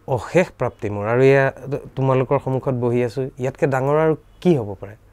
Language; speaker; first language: Assamese; native; Assamese